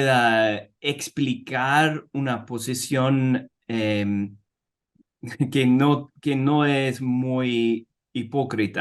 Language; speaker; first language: Spanish; non-native, fluent; English